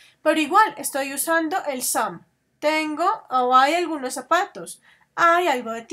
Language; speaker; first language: Spanish; native; Spanish